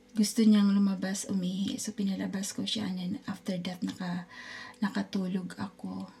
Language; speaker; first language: Filipino; native; Filipino